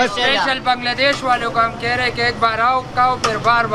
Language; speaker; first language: Hindi; non-native, local second language; Pashto